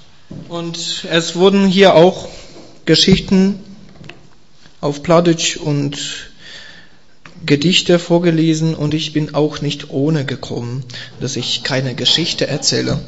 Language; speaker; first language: German; non-native, learner; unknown